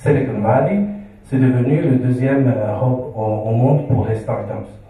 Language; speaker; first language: French; non-native, local second language; Arabic